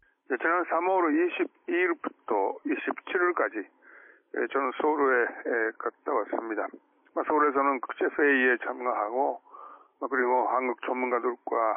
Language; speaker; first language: Korean; non-native, fluent; Japanese